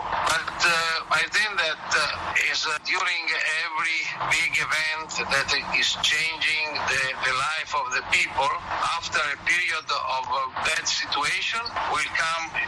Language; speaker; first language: English; non-native, fluent; Italian